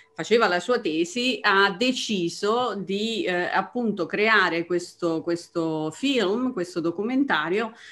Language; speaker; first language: Italian; native; Italian